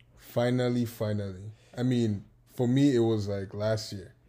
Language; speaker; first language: English; non-native, local second language; Yoruba